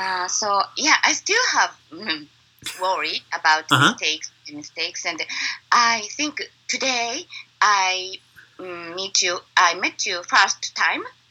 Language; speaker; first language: English; non-native, learner; Japanese